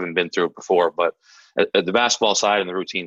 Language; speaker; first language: English; native; English